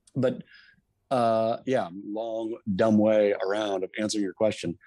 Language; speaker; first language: English; native; English